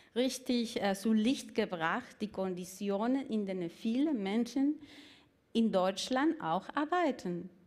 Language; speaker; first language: German; non-native, fluent; Spanish